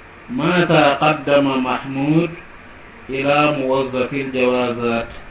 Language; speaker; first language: Arabic; non-native, fluent; Wolof